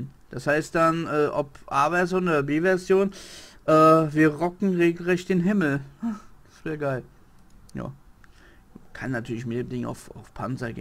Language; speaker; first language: German; native; German